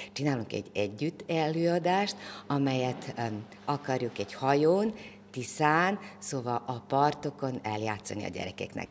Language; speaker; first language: Hungarian; non-native, local second language; Serbian